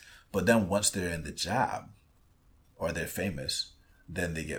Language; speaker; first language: English; early bilingual, other home language; Spanish